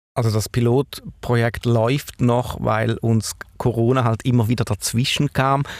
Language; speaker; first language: German; native; German